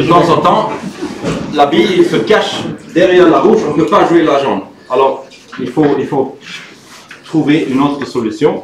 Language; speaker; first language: French; non-native, fluent; Swedish